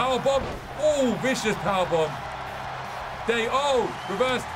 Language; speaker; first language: English; native; English